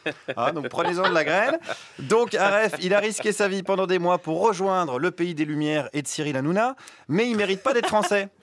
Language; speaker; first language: French; native; French